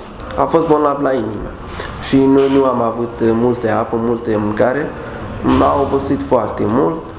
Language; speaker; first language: Romanian; non-native, learner; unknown